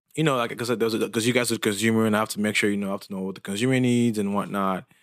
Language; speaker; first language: English; non-native, local second language; Yoruba